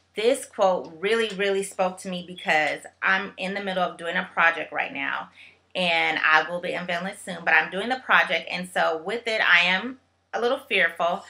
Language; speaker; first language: English; native; English